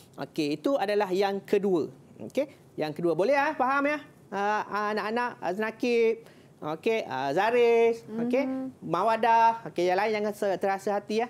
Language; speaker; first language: Malay; native; Malay